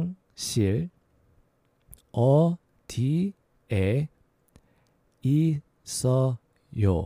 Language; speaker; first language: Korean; non-native, learner; English